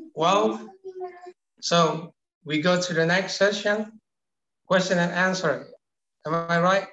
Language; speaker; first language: English; non-native, fluent; Indonesian